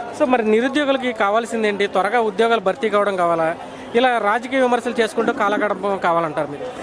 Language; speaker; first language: Telugu; native; Telugu